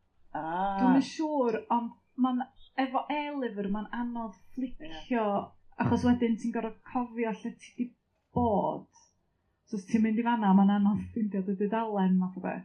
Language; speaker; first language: Welsh; native; Welsh